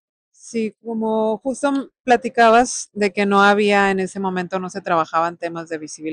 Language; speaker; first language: Spanish; native; Spanish